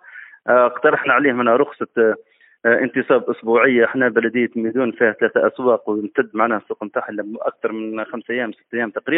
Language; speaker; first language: Arabic; native; Arabic